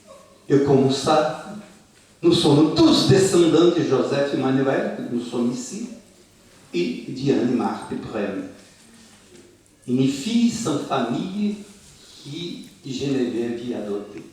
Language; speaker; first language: French; non-native, fluent; Portuguese